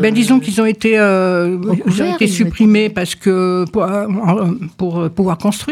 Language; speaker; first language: French; native; French